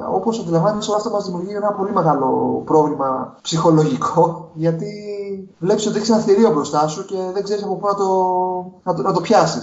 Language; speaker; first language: Greek; native; Greek